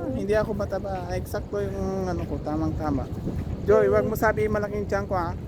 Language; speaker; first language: Filipino; non-native, learner; Persian